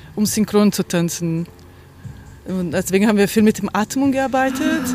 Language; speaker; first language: German; non-native, fluent; Portuguese